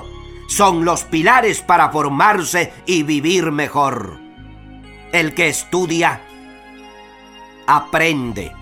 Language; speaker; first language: Spanish; native; Spanish